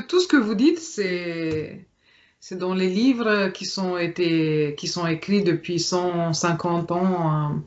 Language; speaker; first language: French; non-native, fluent; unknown